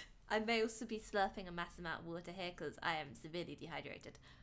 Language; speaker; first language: English; native; English